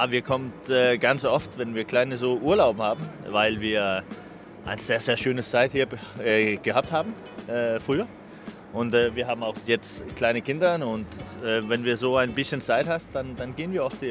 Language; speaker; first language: German; non-native, fluent; Danish